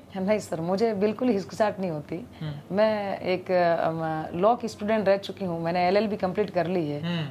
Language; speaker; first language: Hindi; native; Hindi